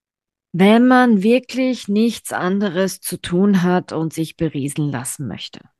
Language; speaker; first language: German; native; German